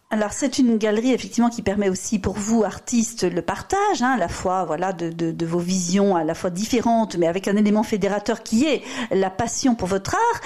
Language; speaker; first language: French; native; French